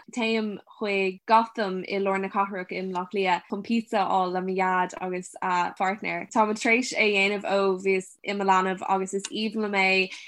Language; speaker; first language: Irish; non-native, local second language; English